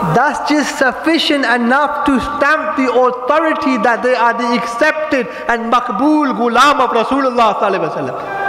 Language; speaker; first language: English; native; English